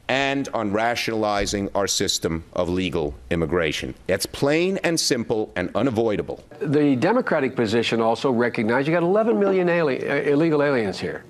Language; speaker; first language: English; native; English